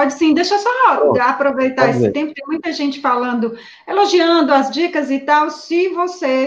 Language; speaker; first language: Portuguese; native; Portuguese